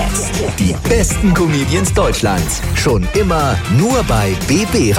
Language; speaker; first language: German; native; German